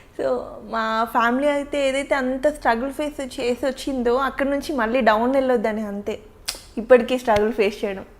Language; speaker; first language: Telugu; native; Telugu